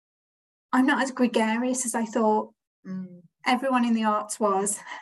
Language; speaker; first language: English; native; English